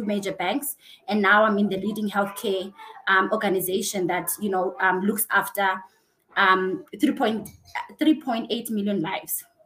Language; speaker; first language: English; non-native, local second language; Xhosa